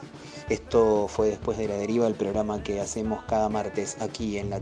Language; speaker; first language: Spanish; native; Spanish